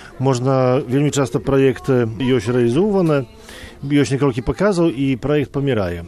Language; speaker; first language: Belarusian; non-native, local second language; Polish